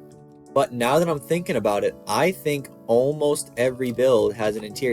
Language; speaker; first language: English; native; English